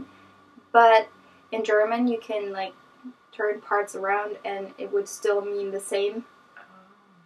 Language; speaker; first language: English; non-native, fluent; German